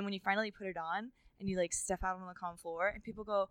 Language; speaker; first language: English; native; English